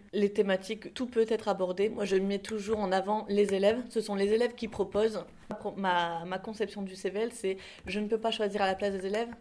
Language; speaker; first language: French; native; French